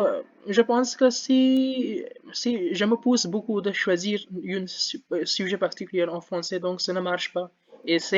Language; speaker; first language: French; non-native, learner; Hindi